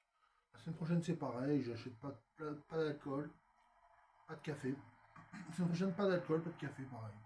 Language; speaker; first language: French; native; French